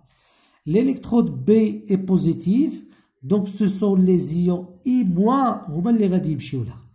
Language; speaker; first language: French; non-native, local second language; Arabic